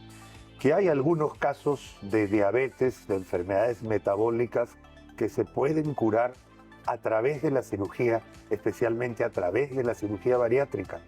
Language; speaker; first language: Spanish; native; Spanish